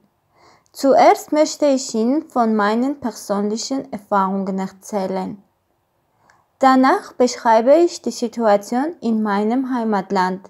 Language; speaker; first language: German; non-native, learner; Armenian